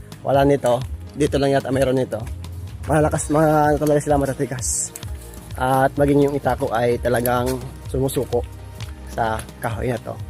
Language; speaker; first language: Filipino; non-native, local second language; Bikol